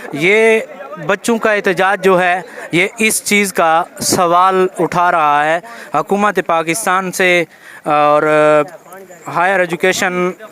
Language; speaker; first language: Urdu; non-native, local second language; Saraiki